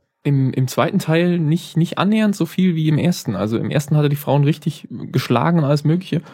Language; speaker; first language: German; native; German